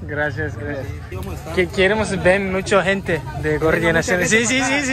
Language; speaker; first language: Spanish; non-native, learner; Japanese